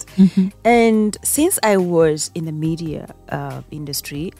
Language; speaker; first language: English; non-native, local second language; Gusii